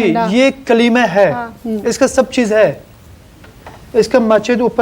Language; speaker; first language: Hindi; non-native, learner; Persian